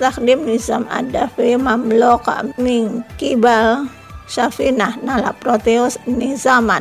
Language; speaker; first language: Arabic; non-native, fluent; Indonesian